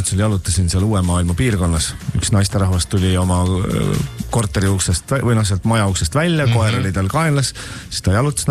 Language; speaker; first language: Estonian; native; Estonian